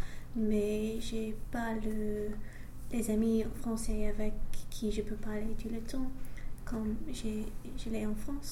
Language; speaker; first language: French; non-native, learner; English